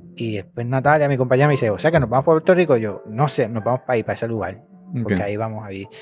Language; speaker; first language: Spanish; native; Spanish